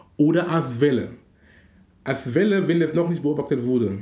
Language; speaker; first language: German; non-native, fluent; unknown